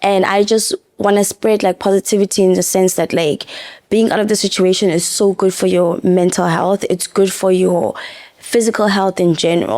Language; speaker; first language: English; non-native, local second language; Zulu